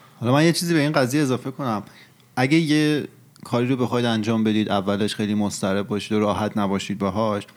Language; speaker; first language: Persian; native; Persian